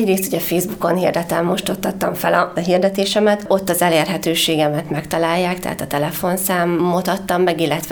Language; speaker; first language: Hungarian; native; Hungarian